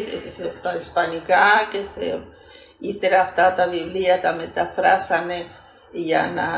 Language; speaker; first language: Greek; early bilingual, heritage; Greek